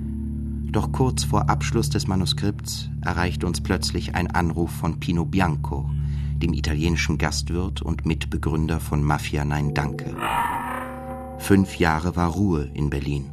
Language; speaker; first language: German; native; German